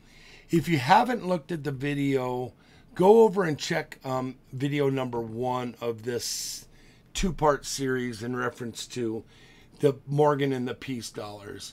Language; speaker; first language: English; native; English